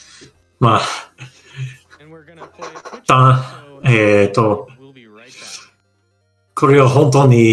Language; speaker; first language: Japanese; non-native, learner; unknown